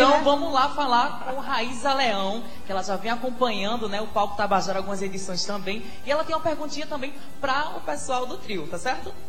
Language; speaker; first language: Portuguese; native; Portuguese